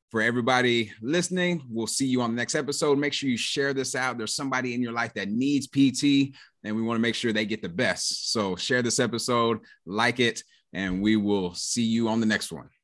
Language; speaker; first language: English; native; English